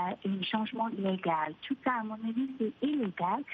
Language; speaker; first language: French; non-native, fluent; Spanish